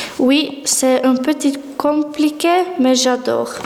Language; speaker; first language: French; non-native, learner; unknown